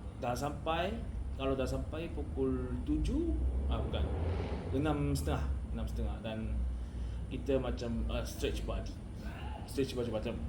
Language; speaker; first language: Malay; non-native, learner; Korean